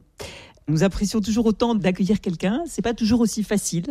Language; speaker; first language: French; native; French